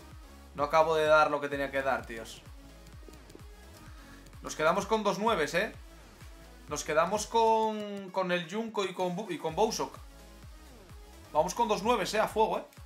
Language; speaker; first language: Spanish; native; Spanish